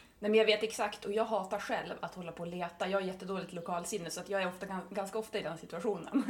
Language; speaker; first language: Swedish; native; Swedish